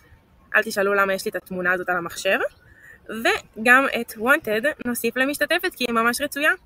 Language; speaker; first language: Hebrew; native; Hebrew